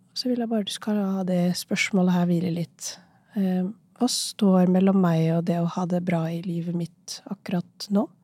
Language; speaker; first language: Norwegian; early bilingual, other home language; Urdu